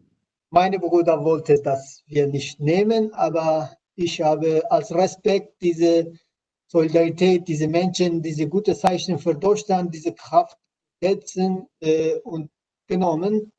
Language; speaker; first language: German; non-native, learner; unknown